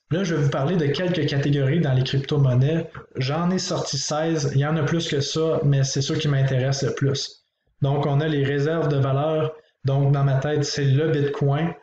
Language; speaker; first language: French; native; French